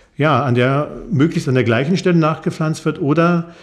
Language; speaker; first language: German; native; German